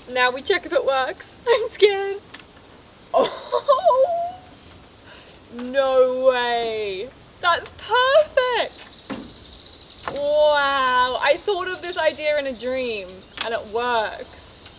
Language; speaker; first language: English; native; English